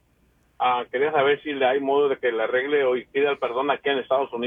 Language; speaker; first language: Spanish; early bilingual, heritage; Spanish